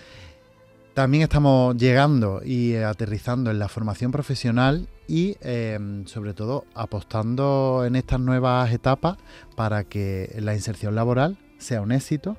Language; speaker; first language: Spanish; native; Spanish